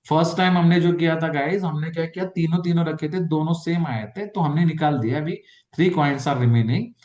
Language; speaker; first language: Hindi; non-native, local second language; Marathi